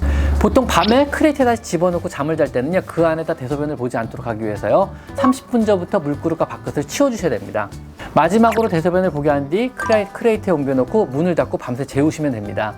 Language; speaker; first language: Korean; native; Korean